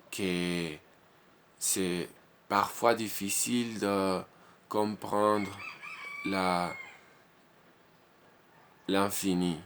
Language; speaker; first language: French; non-native, learner; Spanish